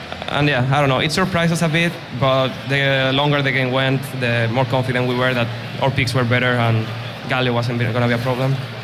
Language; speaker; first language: English; non-native, fluent; Spanish